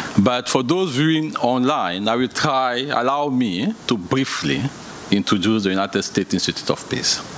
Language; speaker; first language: English; non-native, fluent; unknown